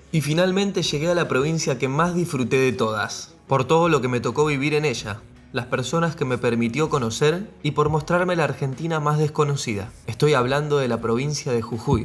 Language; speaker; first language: Spanish; native; Spanish